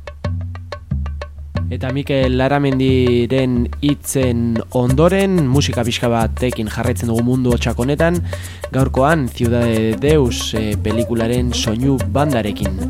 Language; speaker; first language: Basque; native; Basque